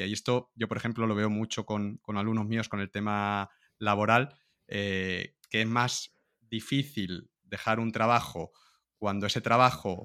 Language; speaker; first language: Spanish; native; Spanish